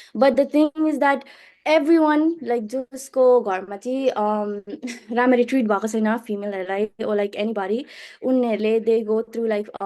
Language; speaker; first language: Nepali; early bilingual, other home language; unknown